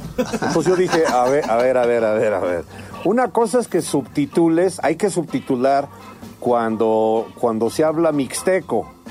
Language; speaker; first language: Spanish; early bilingual, heritage; Spanish